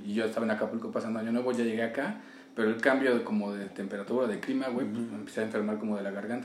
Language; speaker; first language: Spanish; native; Spanish